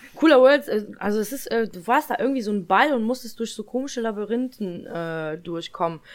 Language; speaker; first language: German; early bilingual, other home language; Polish